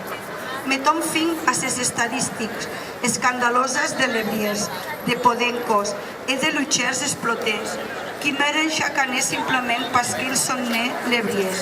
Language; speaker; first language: French; non-native, learner; Spanish